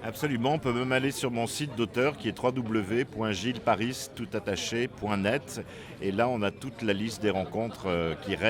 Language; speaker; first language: French; native; French